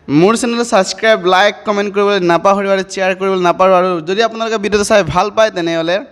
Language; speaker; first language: Assamese; non-native, local second language; Mising